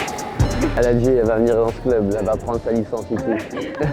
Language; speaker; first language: French; native; French